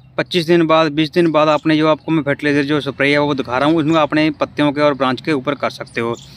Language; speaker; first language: Hindi; non-native, local second language; Punjabi